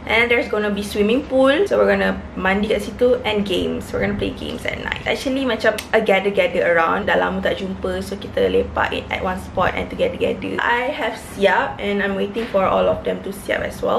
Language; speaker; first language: English; non-native, local second language; Malay